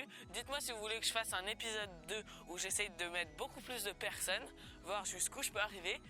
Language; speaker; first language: French; native; French